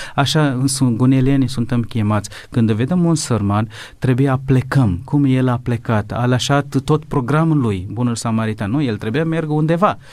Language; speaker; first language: Romanian; non-native, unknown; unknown